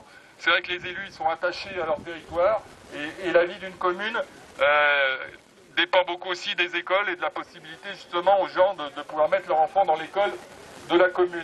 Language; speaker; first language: French; native; French